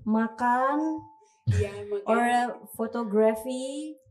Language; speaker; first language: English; non-native, fluent; Indonesian